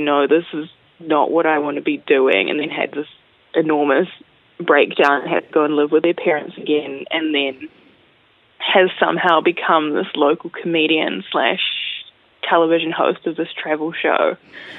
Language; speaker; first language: English; native; English